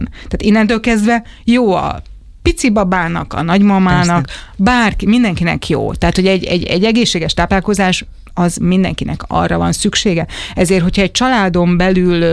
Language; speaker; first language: Hungarian; native; Hungarian